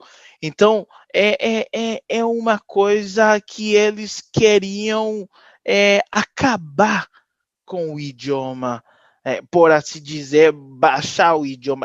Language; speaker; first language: Portuguese; non-native, fluent; Haitian Creole